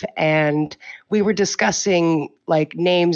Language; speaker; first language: English; native; English